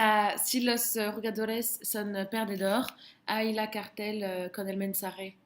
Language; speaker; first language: Spanish; non-native, learner; French